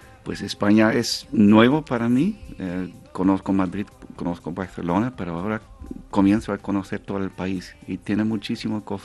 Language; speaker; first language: Spanish; non-native, fluent; Dutch